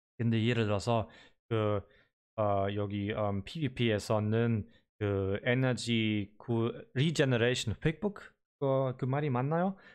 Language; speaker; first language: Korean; non-native, learner; German